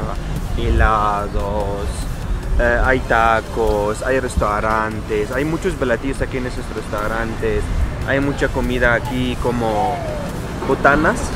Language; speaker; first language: Spanish; non-native, learner; Arabic